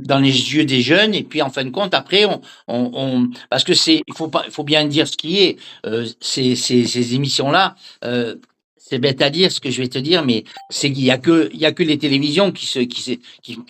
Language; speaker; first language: French; native; French